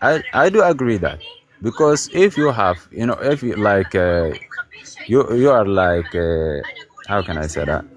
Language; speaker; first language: English; non-native, learner; Arabic